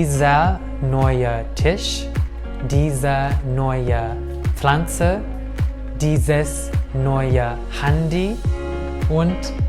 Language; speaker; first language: German; non-native, fluent; English